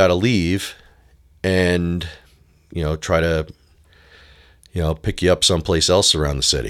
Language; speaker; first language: English; native; English